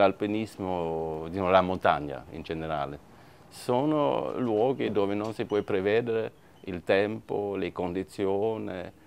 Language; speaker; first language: Italian; non-native, fluent; Swedish